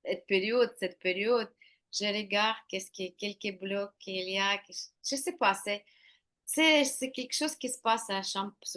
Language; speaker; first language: French; non-native, learner; Ukrainian